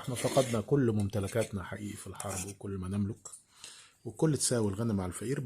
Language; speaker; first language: Arabic; native; Arabic